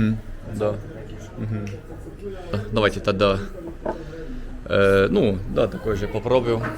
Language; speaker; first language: Russian; non-native, learner; English